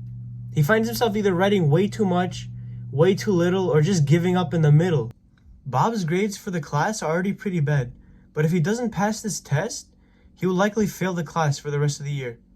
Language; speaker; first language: English; native; English